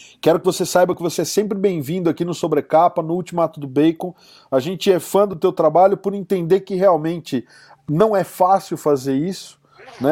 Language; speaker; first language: Portuguese; native; Portuguese